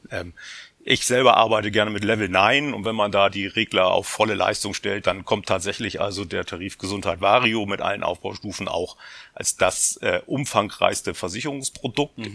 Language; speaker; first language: German; native; German